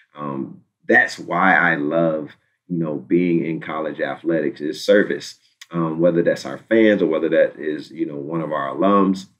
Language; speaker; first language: English; native; English